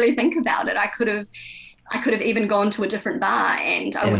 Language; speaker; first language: English; native; English